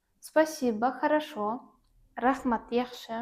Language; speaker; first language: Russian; non-native, fluent; Uzbek